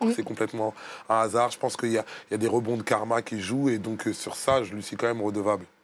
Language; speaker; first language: French; native; French